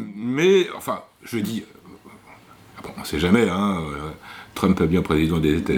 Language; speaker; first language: French; native; French